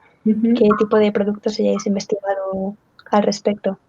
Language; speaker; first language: Spanish; native; Spanish